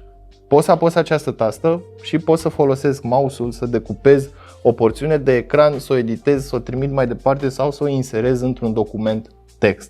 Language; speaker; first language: Romanian; native; Romanian